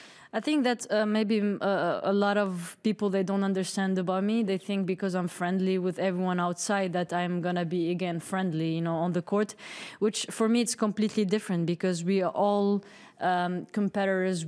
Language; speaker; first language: English; non-native, fluent; Arabic